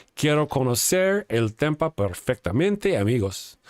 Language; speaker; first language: Spanish; non-native, learner; English